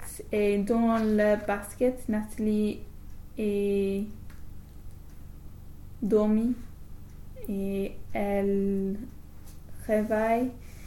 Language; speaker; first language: French; non-native, learner; English